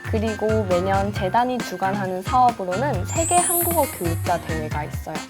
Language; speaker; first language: Korean; native; Korean